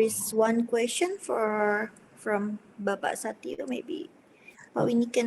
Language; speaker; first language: English; non-native, learner; Indonesian